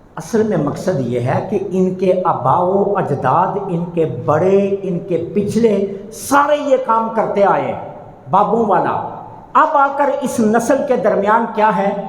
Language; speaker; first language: Urdu; non-native, local second language; Punjabi